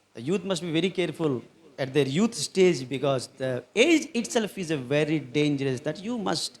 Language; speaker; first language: English; non-native, local second language; Telugu